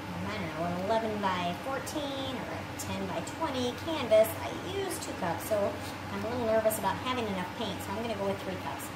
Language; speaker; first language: English; native; English